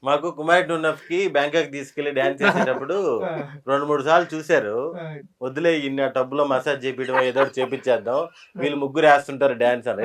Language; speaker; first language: Telugu; native; Telugu